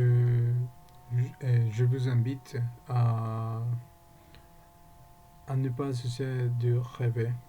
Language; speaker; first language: French; non-native, learner; Spanish